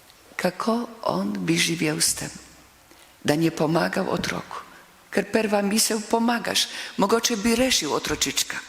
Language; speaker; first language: Slovenian; non-native, fluent; Polish